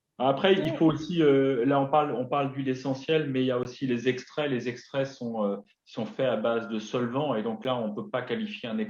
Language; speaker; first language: French; native; French